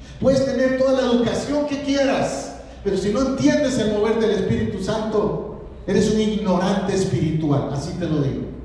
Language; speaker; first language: Spanish; native; Spanish